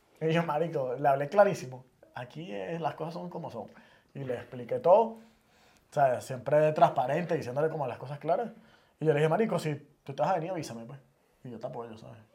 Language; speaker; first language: Spanish; native; Spanish